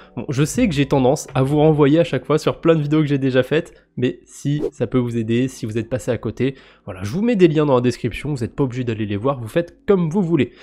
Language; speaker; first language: French; native; French